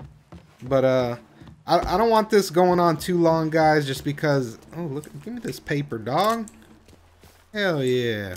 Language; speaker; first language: English; native; English